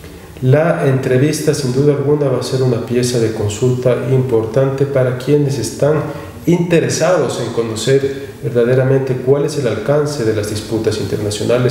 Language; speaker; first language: Spanish; native; Spanish